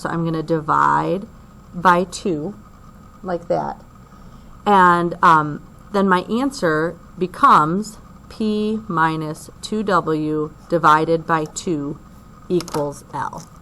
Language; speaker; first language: English; native; English